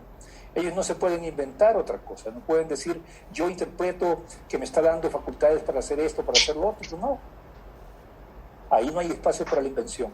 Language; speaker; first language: Spanish; native; Spanish